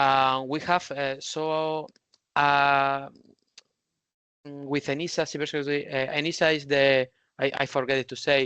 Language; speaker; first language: English; non-native, learner; Spanish